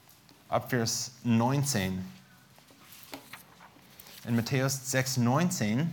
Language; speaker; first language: German; non-native, fluent; English